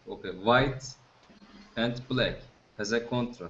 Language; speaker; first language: English; non-native, fluent; Turkish